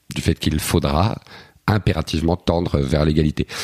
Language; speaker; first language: French; native; French